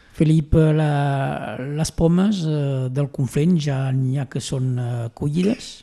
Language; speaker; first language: Catalan; native; Catalan